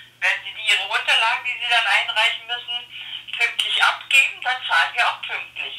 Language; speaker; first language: German; native; German